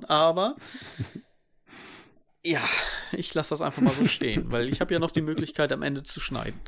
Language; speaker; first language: German; native; German